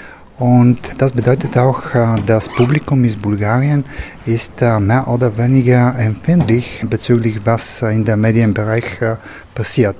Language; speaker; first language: German; non-native, fluent; Bulgarian